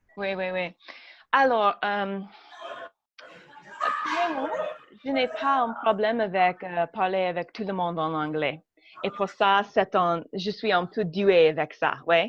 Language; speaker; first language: French; non-native, learner; English